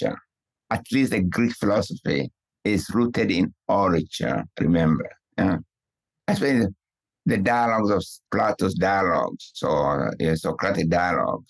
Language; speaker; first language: English; non-native, local second language; Kikuyu